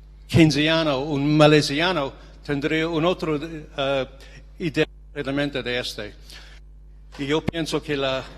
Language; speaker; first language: Spanish; non-native, learner; English